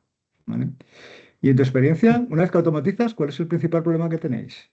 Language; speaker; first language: Spanish; native; Spanish